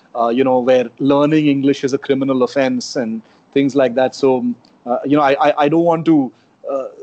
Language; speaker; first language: English; non-native, local second language; Konkani